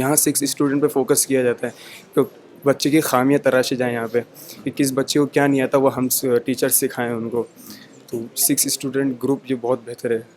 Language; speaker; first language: Hindi; native; Hindi